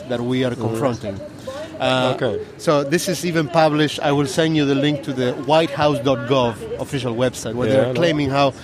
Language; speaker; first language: English; non-native, fluent; Spanish